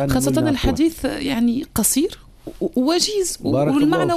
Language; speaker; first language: Arabic; native; Arabic